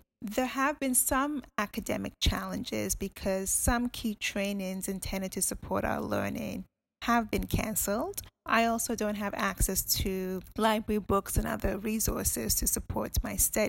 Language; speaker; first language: English; non-native, local second language; Akan